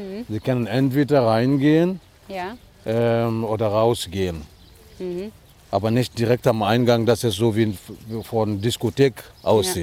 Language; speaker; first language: German; non-native, fluent; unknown